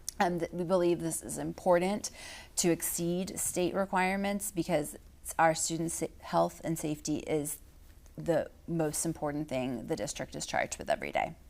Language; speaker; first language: English; native; English